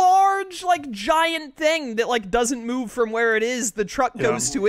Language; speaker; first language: English; native; English